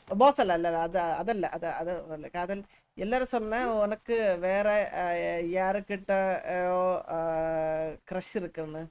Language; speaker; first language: Tamil; non-native, learner; Malayalam